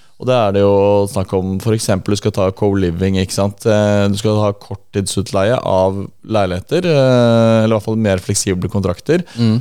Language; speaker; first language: Norwegian; native; Norwegian